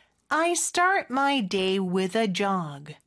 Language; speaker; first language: English; non-native, fluent; Korean